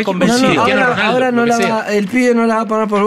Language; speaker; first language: Spanish; native; Spanish